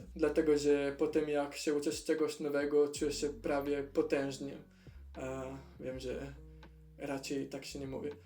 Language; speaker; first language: Polish; non-native, fluent; Italian